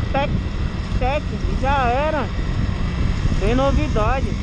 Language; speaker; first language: Portuguese; native; Portuguese